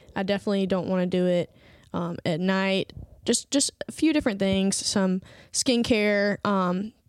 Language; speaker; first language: English; native; English